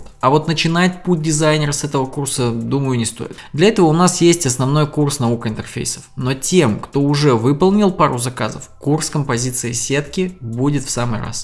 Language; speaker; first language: Russian; native; Russian